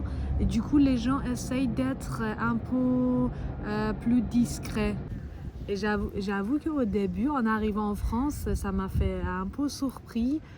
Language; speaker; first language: French; non-native, fluent; Persian